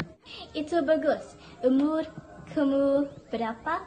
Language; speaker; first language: Indonesian; non-native, learner; English